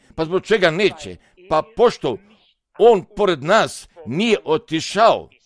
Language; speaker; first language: Serbian; non-native, fluent; German